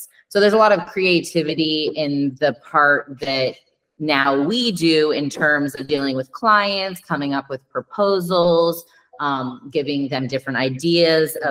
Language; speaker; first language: English; native; English